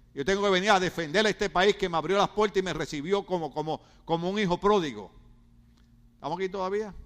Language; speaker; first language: Spanish; native; Spanish